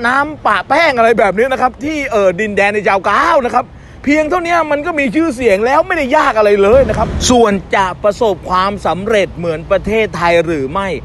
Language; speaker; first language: Thai; native; Thai